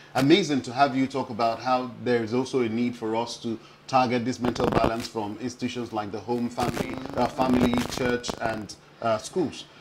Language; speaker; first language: English; non-native, local second language; Yoruba